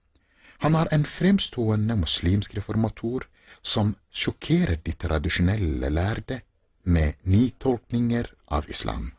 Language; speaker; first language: Norwegian; non-native, fluent; Arabic